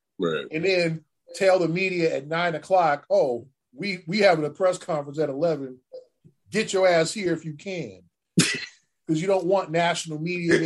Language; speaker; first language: English; native; English